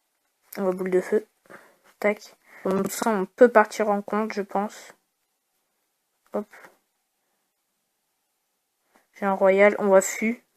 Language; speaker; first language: French; native; French